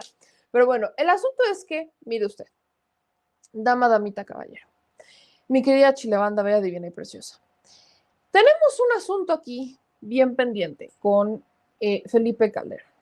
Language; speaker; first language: Spanish; native; Spanish